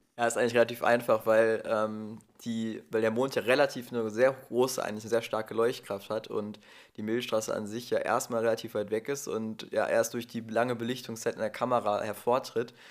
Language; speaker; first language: German; native; German